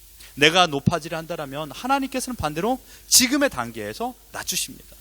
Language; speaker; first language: Korean; native; Korean